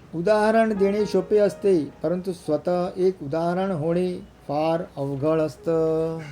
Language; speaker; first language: Marathi; non-native, local second language; Gujarati